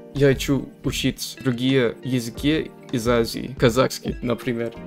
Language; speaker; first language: Russian; non-native, fluent; English